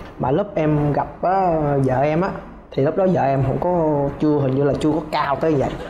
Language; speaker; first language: Vietnamese; non-native, local second language; Chinese